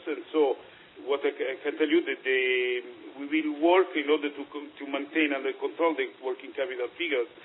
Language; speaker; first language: English; non-native, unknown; Italian